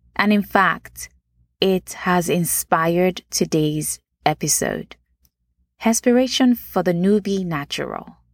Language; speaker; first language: English; non-native, local second language; Yoruba